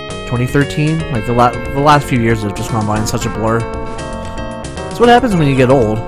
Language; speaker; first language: English; native; English